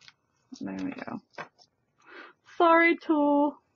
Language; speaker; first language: English; native; English